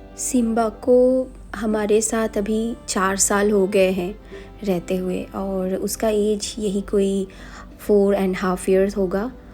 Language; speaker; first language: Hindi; non-native, local second language; Bangla